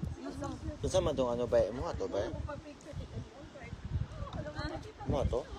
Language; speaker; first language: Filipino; non-native, local second language; Cebuano